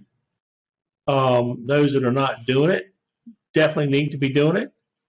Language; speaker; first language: English; native; English